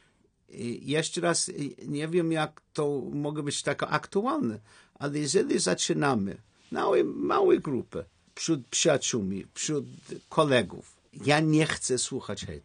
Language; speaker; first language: Polish; non-native, learner; English